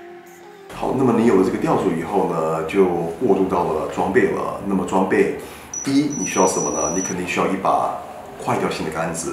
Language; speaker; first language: Chinese; native; Chinese